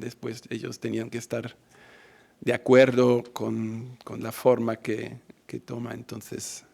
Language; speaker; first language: Spanish; non-native, fluent; German